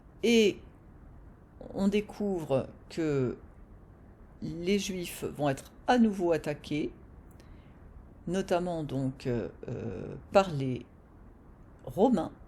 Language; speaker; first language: French; native; French